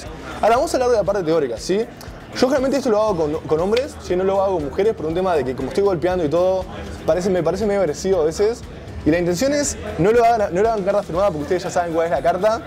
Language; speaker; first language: Spanish; native; Spanish